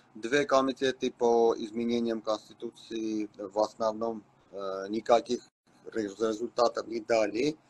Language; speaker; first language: Russian; non-native, local second language; Armenian